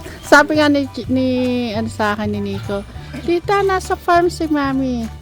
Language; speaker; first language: Filipino; native; Filipino